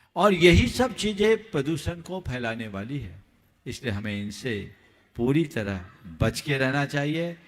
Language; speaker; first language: Hindi; native; Hindi